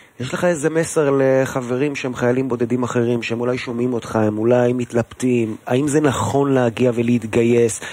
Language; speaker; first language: Hebrew; native; Hebrew